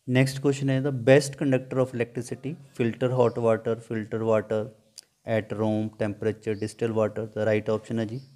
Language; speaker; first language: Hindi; non-native, local second language; Punjabi